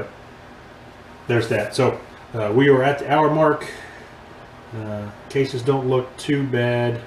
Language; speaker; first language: English; native; English